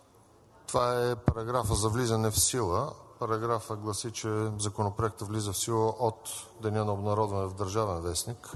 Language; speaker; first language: Bulgarian; native; Bulgarian